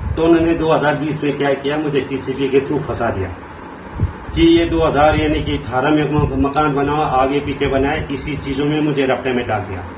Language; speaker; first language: Hindi; native; Hindi